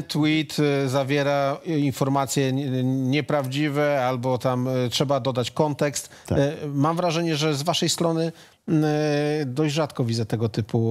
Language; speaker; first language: Polish; native; Polish